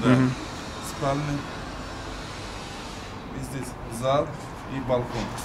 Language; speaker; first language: Russian; non-native, learner; Turkish